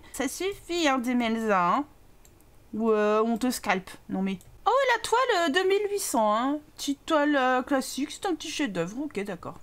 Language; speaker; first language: French; native; French